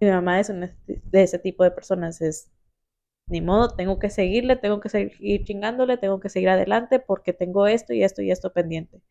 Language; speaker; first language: Spanish; early bilingual, heritage; Spanish